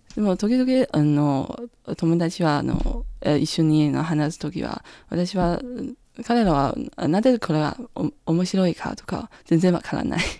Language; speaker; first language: Japanese; non-native, learner; Chinese